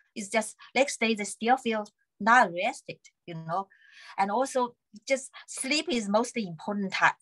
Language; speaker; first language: English; non-native, fluent; Chinese